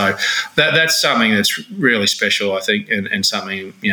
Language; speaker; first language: English; native; English